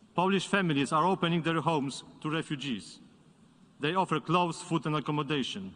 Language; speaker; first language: English; non-native, fluent; Polish